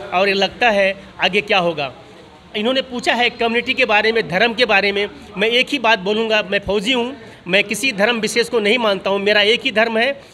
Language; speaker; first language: Hindi; native; Hindi